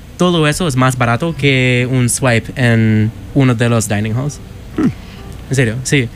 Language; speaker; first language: Spanish; non-native, learner; English